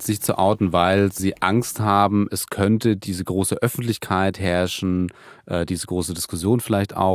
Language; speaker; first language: German; native; German